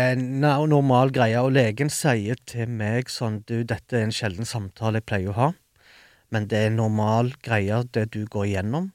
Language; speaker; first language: Norwegian; early bilingual, other home language; Arabic